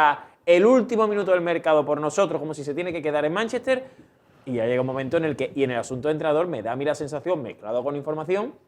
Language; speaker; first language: Spanish; native; Spanish